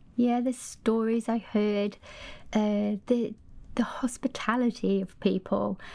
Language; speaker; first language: English; native; English